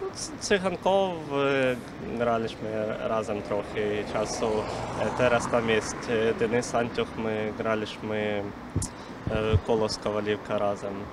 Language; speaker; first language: Polish; non-native, learner; Ukrainian